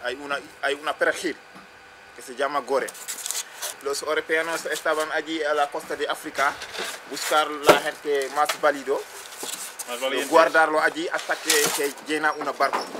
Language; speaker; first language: Spanish; non-native, learner; Wolof